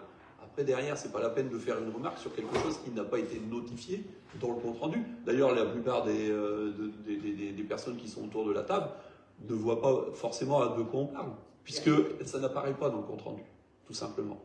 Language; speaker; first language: French; native; French